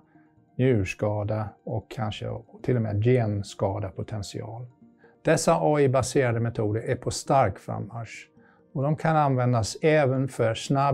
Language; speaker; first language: Swedish; non-native, fluent; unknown